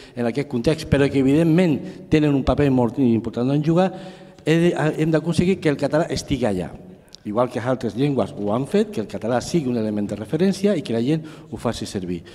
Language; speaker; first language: Catalan; non-native, local second language; Spanish